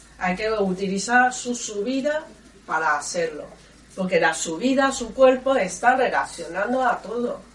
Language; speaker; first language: Spanish; non-native, learner; Chinese